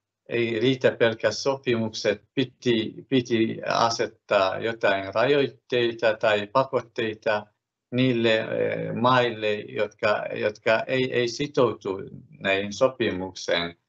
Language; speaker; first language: Finnish; non-native, fluent; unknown